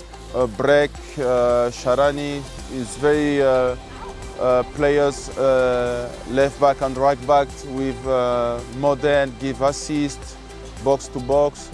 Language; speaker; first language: English; non-native, learner; French